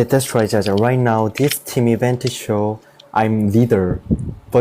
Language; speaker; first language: English; non-native, learner; Korean